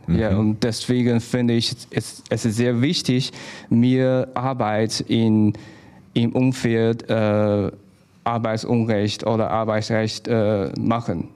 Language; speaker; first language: German; non-native, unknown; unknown